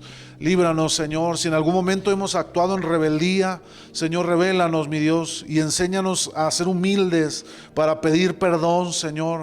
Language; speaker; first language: Spanish; native; Spanish